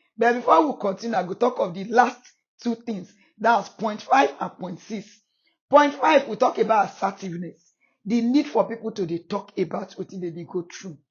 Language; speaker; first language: Nigerian Pidgin; non-native, local second language; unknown